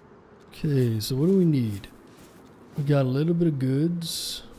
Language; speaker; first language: English; native; English